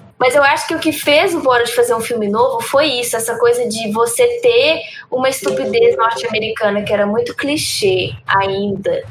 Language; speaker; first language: Portuguese; early bilingual, heritage; Portuguese